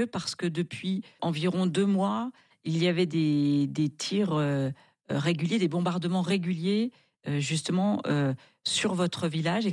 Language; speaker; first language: French; native; French